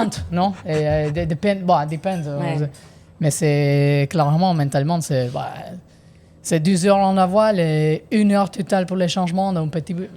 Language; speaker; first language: French; non-native, learner; Italian